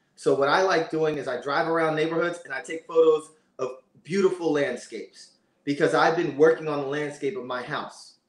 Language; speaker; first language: English; native; English